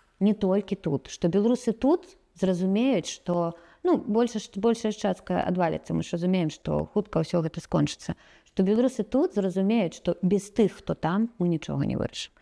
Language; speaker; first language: Belarusian; non-native, local second language; Russian